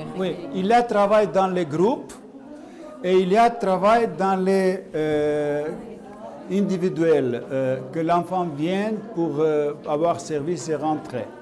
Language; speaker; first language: French; non-native, learner; Armenian